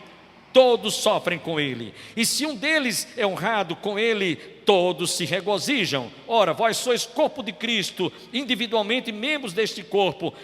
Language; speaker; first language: Portuguese; native; Portuguese